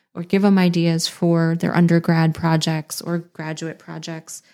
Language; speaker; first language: English; native; English